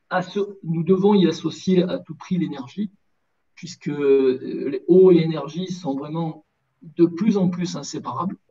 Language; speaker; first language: French; native; French